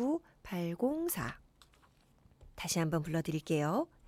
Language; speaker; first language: Korean; native; Korean